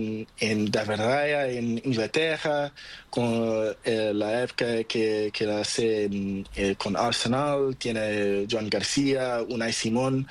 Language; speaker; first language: Spanish; non-native, learner; Portuguese